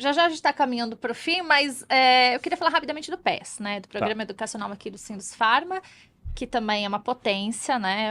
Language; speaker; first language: Portuguese; native; Portuguese